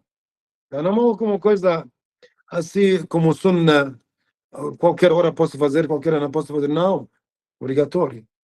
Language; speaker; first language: Portuguese; non-native, fluent; Arabic